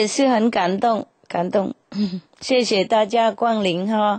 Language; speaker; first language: Chinese; non-native, fluent; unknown